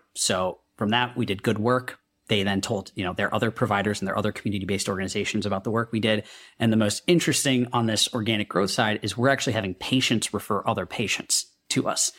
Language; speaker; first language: English; non-native, local second language; Hindi